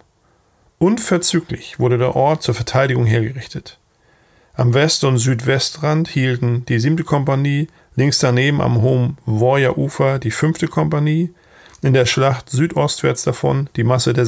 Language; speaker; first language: German; native; German